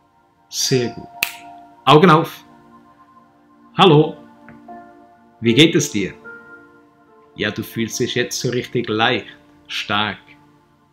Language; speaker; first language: German; native; German